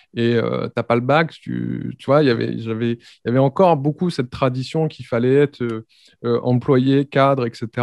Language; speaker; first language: French; native; French